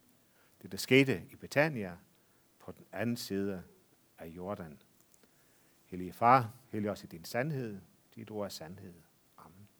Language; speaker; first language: Danish; native; Danish